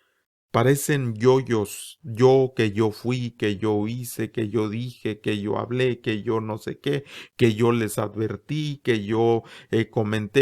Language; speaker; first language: Spanish; native; Spanish